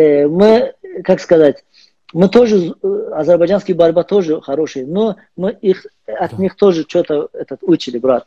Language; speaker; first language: Russian; non-native, learner; Azerbaijani